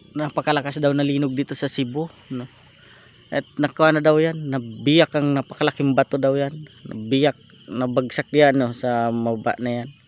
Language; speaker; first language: Filipino; non-native, local second language; Bikol